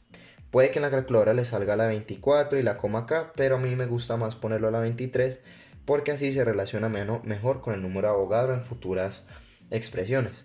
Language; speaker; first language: Spanish; native; Spanish